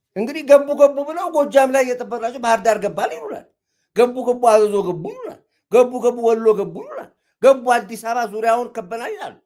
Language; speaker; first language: Amharic; native; Amharic